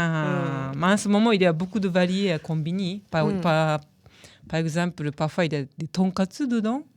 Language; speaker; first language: French; non-native, fluent; Japanese